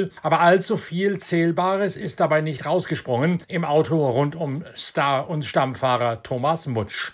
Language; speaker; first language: German; native; German